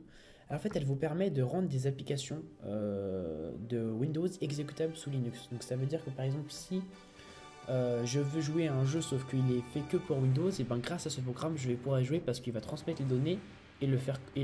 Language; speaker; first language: French; native; French